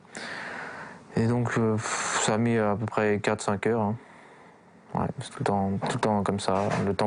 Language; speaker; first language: French; early bilingual, other home language; Kurdish